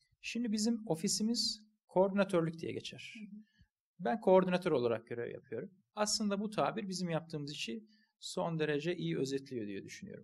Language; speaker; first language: Turkish; native; Turkish